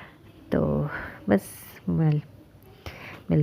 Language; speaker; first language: Hindi; native; Hindi